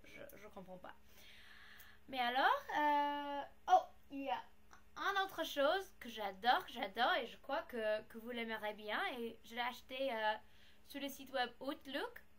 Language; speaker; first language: French; non-native, learner; English